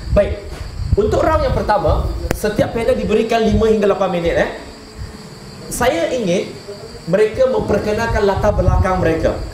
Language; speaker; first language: Malay; native; Malay